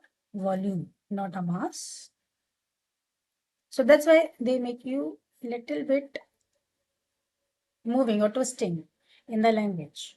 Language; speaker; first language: English; non-native, local second language; Hindi